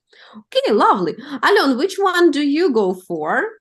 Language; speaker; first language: English; non-native, fluent; Russian